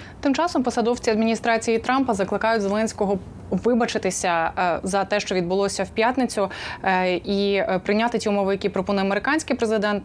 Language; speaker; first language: Ukrainian; native; Ukrainian